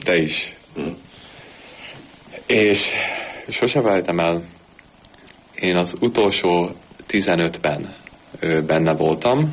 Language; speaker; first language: Hungarian; early bilingual, heritage; Hungarian